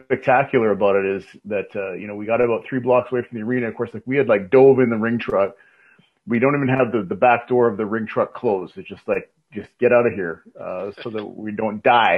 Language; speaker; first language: English; native; English